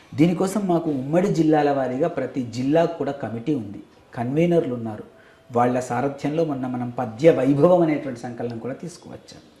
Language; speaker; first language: Telugu; native; Telugu